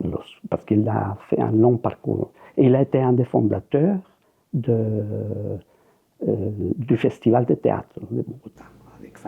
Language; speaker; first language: French; non-native, fluent; Spanish